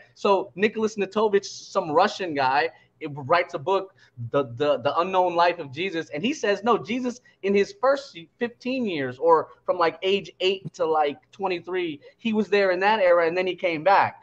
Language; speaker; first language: English; native; English